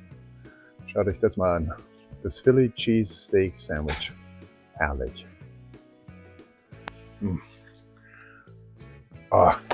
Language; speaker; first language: German; native; German